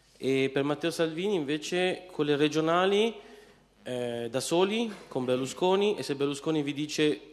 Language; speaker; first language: Italian; non-native, fluent; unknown